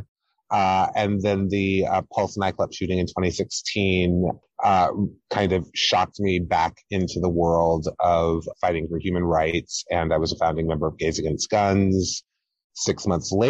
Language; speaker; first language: English; native; English